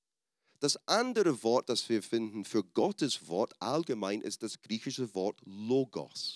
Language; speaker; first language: German; non-native, fluent; English